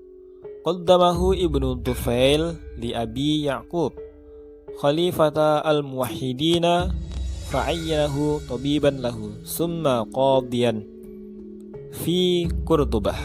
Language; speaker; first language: Arabic; non-native, learner; Indonesian